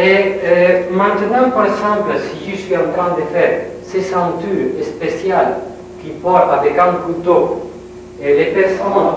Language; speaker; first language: French; non-native, learner; Spanish